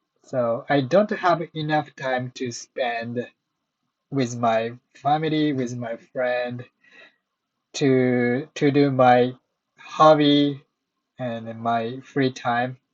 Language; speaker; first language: English; non-native, learner; Japanese